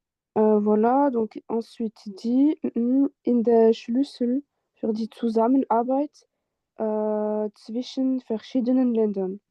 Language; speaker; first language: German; non-native, fluent; French